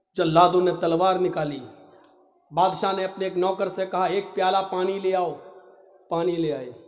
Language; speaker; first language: Urdu; native; Urdu